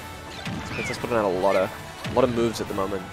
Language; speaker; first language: English; native; English